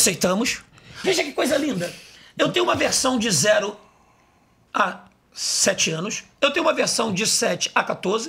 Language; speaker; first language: Portuguese; native; Portuguese